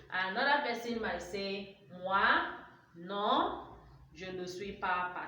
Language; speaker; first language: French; non-native, fluent; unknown